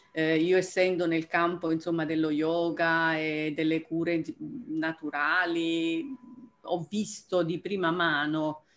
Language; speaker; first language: Italian; native; Italian